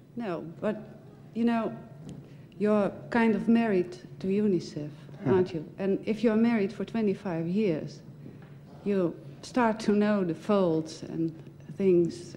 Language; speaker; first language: English; non-native, fluent; Dutch